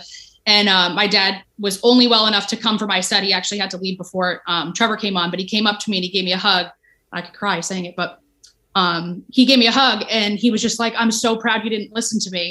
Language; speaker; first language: English; native; English